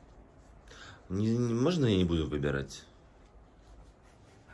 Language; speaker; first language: Russian; native; Russian